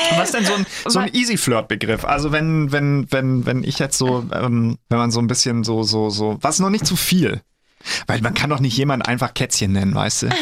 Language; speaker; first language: German; native; German